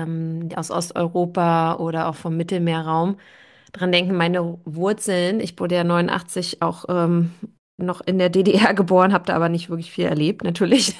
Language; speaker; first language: German; native; German